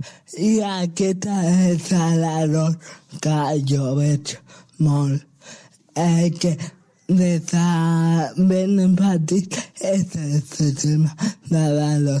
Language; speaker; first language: Catalan; non-native, local second language; Spanish